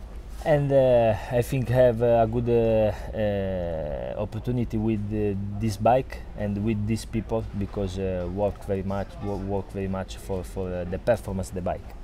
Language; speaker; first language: English; non-native, learner; Italian